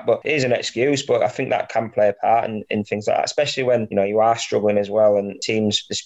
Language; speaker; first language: English; native; English